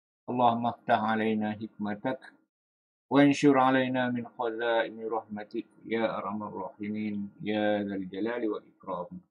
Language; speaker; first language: Arabic; non-native, fluent; Malay